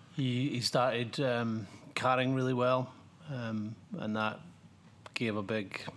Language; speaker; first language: English; native; English